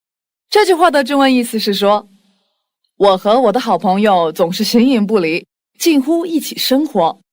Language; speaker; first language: Chinese; non-native, fluent; Korean